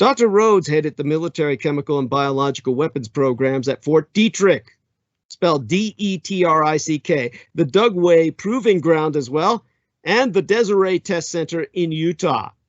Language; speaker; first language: English; native; English